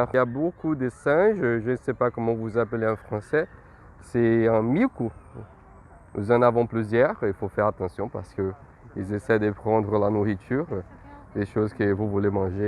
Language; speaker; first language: French; non-native, fluent; Portuguese